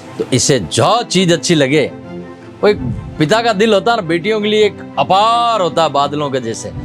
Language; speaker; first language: Hindi; native; Hindi